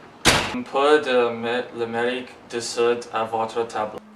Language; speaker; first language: French; non-native, learner; English